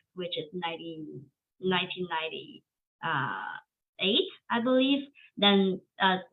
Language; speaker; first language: English; non-native, fluent; Chinese